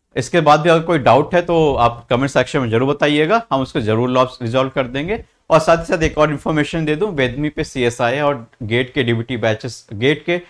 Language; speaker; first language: Hindi; native; Hindi